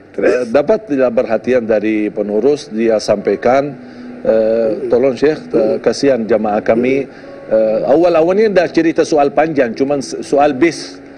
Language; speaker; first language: Indonesian; non-native, fluent; Arabic